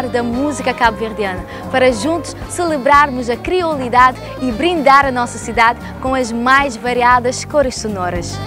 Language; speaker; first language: Portuguese; non-native, local second language; Kabuverdianu